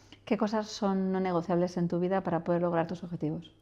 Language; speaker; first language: Spanish; native; Spanish